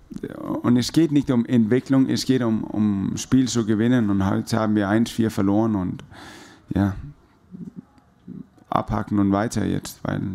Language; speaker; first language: German; non-native, fluent; Danish